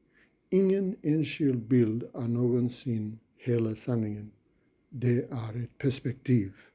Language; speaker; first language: Swedish; non-native, fluent; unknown